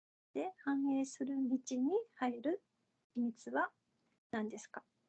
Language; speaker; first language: Japanese; non-native, fluent; Korean